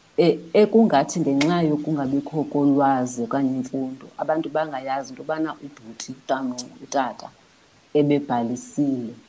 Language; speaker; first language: Xhosa; native; Xhosa